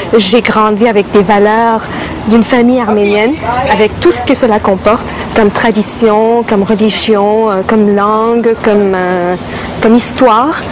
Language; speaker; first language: French; non-native, local second language; Armenian